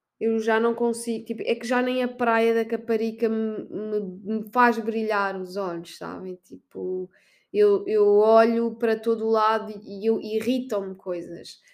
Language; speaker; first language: Portuguese; native; Portuguese